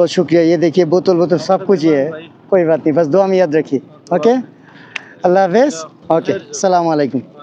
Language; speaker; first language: Hindi; non-native, learner; Bangla